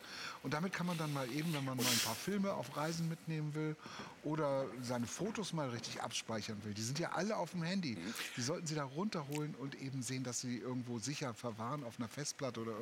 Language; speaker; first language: German; native; German